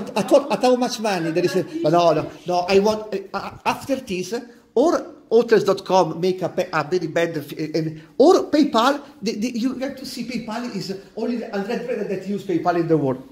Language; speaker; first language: English; non-native, learner; Italian